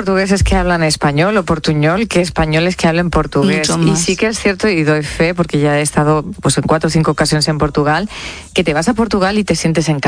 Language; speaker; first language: Spanish; native; Spanish